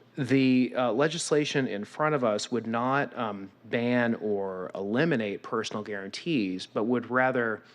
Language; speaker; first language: English; native; English